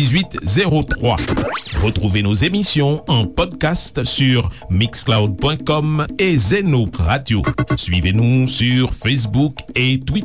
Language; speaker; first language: French; non-native, local second language; Haitian Creole